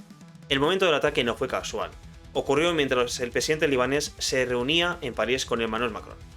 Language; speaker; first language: Spanish; native; Spanish